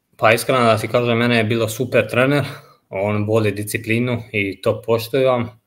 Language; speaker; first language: Croatian; non-native, fluent; Albanian